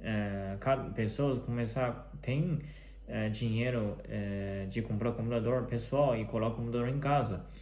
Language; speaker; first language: Portuguese; non-native, fluent; Chinese